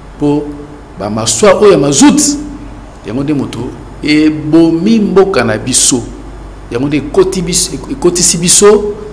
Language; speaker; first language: Lingala; native; Lingala